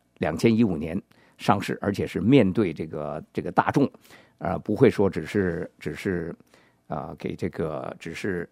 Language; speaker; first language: Chinese; native; Chinese